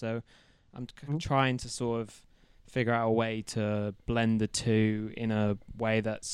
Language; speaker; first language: English; native; English